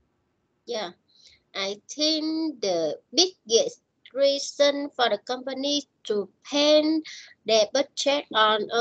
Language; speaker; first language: English; non-native, learner; Vietnamese